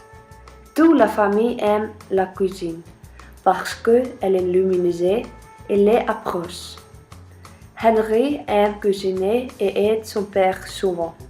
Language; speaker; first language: French; non-native, learner; Icelandic